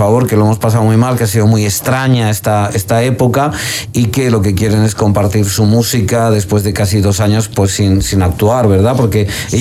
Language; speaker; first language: Spanish; native; Spanish